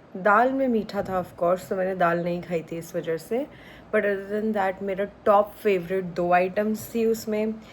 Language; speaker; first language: Hindi; native; Hindi